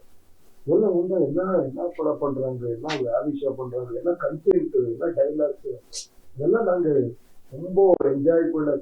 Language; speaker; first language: Tamil; non-native, learner; Kannada